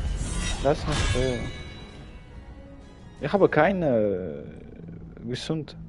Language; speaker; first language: German; non-native, learner; Russian